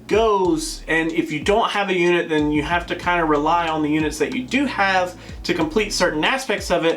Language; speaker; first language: English; native; English